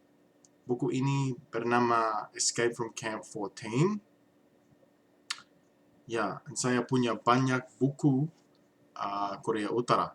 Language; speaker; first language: Indonesian; non-native, learner; English